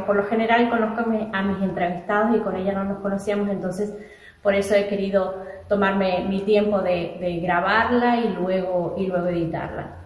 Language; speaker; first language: Spanish; native; Spanish